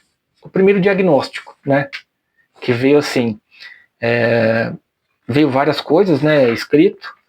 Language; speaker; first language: Portuguese; native; Portuguese